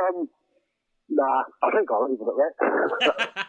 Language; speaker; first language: English; native; English